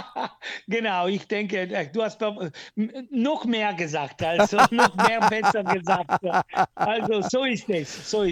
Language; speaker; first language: German; non-native, learner; Italian